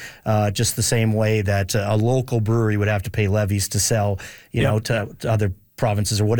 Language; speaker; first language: English; native; English